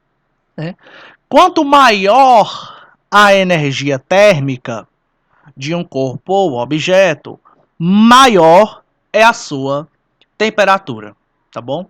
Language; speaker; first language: Portuguese; native; Portuguese